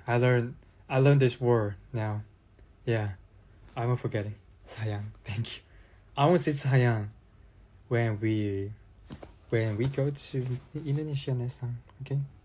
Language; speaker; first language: English; non-native, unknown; Chinese